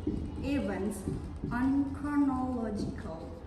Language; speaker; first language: English; non-native, fluent; Indonesian